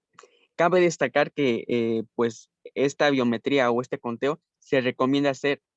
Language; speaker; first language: Spanish; native; Spanish